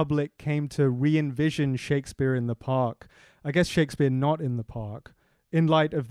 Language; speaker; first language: English; native; English